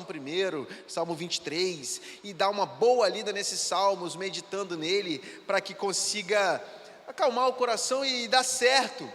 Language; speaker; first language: Portuguese; native; Portuguese